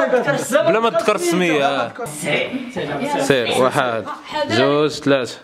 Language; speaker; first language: Arabic; native; Arabic